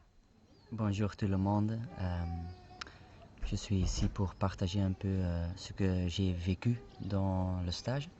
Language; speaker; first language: French; non-native, fluent; Spanish